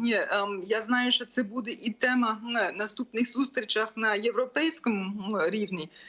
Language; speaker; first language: Ukrainian; non-native, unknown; German